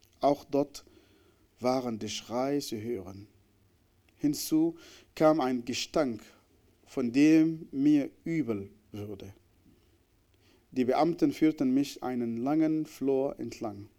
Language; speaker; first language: German; non-native, fluent; Arabic